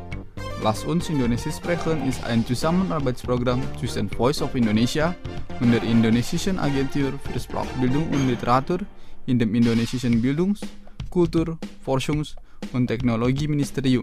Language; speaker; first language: German; non-native, fluent; Indonesian